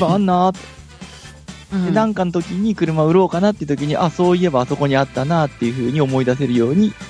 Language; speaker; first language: Japanese; native; Japanese